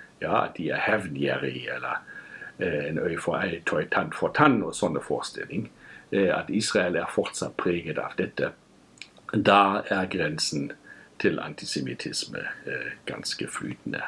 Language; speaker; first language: Norwegian; non-native, fluent; German